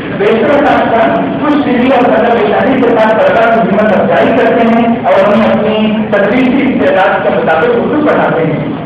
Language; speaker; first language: Urdu; native; Urdu